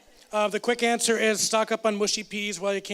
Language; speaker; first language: English; native; English